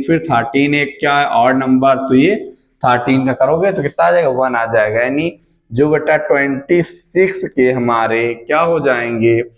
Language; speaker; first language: Hindi; native; Hindi